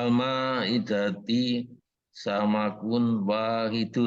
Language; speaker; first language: Arabic; non-native, learner; Indonesian